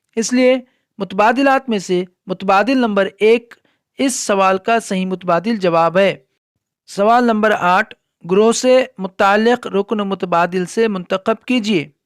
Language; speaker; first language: Urdu; native; Urdu